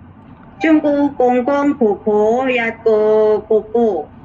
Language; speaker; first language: Cantonese; non-native, learner; Indonesian